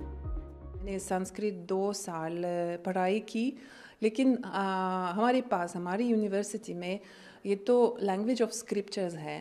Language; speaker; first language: Hindi; non-native, learner; Lithuanian